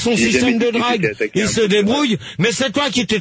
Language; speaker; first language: French; native; French